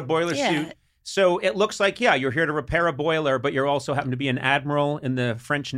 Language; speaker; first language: English; native; English